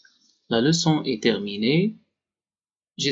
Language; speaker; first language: French; non-native, local second language; Arabic